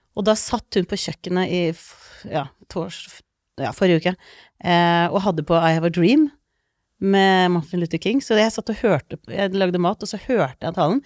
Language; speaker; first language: Norwegian; early bilingual, other home language; Icelandic